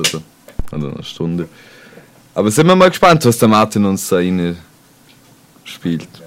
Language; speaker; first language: German; native; German